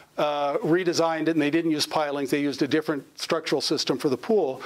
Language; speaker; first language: English; native; English